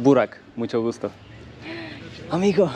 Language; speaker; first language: Spanish; non-native, learner; Turkish